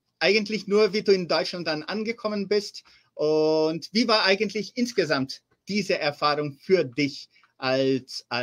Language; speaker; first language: German; early bilingual, heritage; German